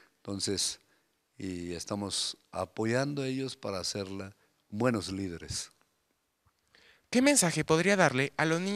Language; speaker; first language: Spanish; non-native, fluent; Korean